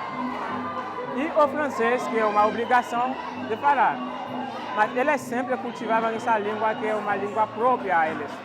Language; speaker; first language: Portuguese; non-native, fluent; Haitian Creole